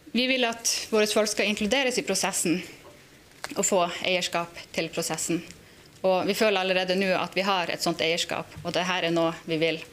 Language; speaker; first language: Norwegian; native; Norwegian